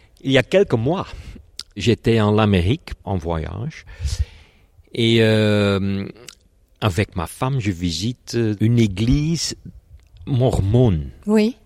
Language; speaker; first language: French; non-native, local second language; Dutch